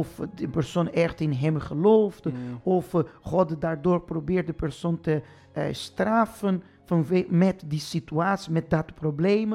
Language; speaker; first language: Dutch; non-native, fluent; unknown